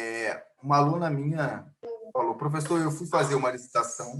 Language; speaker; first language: Portuguese; native; Portuguese